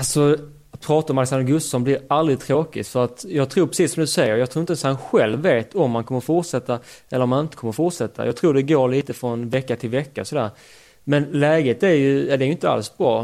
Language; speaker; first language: Swedish; native; Swedish